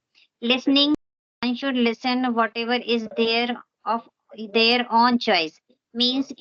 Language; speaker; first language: English; non-native, local second language; Hindi